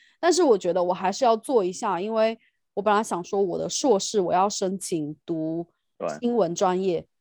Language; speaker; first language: Chinese; native; Chinese